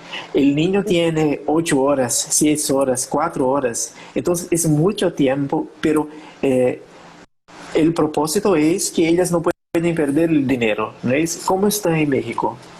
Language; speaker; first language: Spanish; non-native, learner; Portuguese